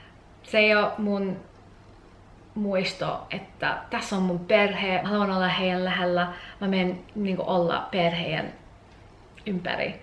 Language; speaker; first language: Finnish; non-native, learner; English